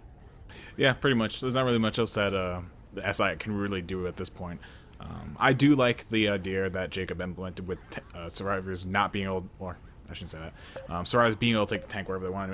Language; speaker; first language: English; native; English